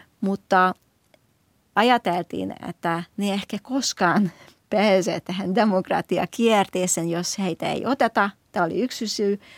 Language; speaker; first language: Finnish; non-native, fluent; Hungarian